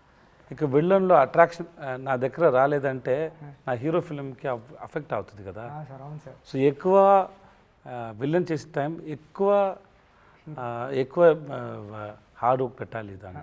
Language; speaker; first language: Telugu; non-native, learner; Tamil